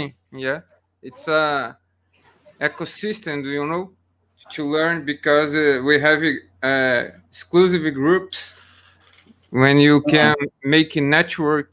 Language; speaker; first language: English; non-native, learner; Portuguese